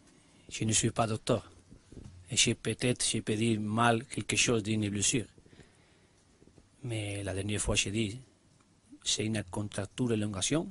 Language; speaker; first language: French; non-native, learner; Spanish